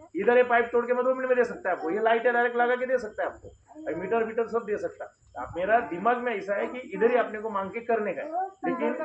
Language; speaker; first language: Hindi; non-native, local second language; Marathi